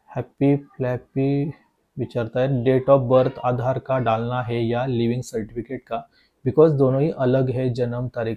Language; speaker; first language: Hindi; non-native, local second language; Marathi